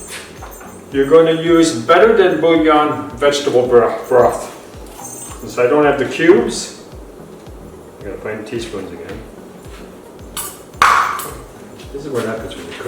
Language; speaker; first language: English; native; English